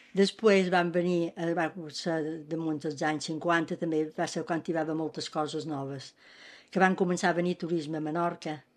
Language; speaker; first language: Catalan; native; Catalan